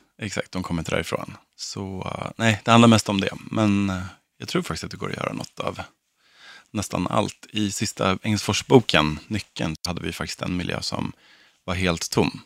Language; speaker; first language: Swedish; native; Swedish